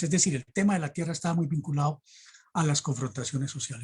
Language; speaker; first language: Spanish; native; Spanish